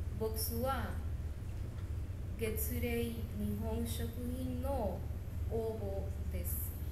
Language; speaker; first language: Japanese; non-native, learner; Spanish